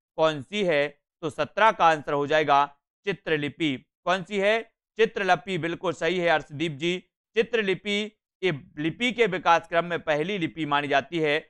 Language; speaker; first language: Hindi; native; Hindi